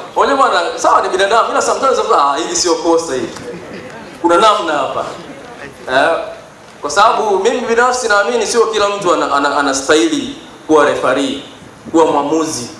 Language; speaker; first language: Swahili; native; Swahili